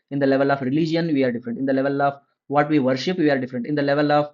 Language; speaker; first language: English; non-native, local second language; Kannada